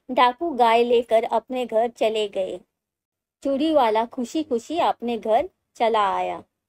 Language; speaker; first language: Hindi; native; Hindi